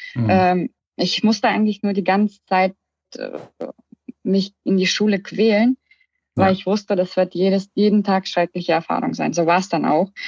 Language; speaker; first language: German; early bilingual, other home language; Russian